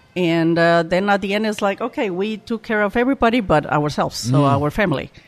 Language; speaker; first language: English; non-native, fluent; Spanish